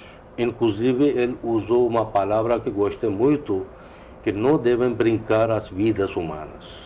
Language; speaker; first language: Portuguese; non-native, learner; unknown